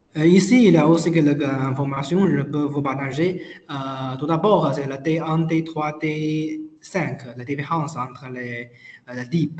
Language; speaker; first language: French; non-native, learner; Chinese